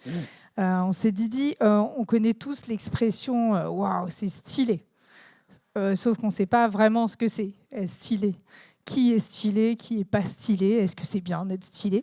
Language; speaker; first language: French; native; French